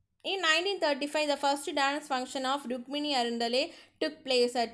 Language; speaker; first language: English; non-native, local second language; Tamil